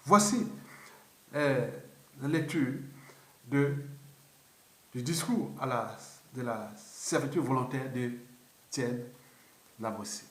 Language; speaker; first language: French; non-native, local second language; Lingala